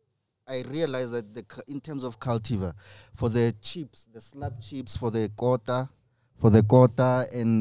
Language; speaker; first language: English; non-native, local second language; Tswana